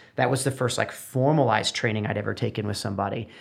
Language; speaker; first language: English; native; English